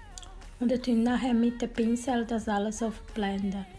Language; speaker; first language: German; non-native, learner; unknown